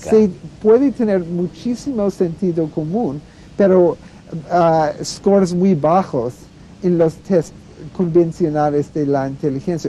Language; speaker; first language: Spanish; non-native, fluent; English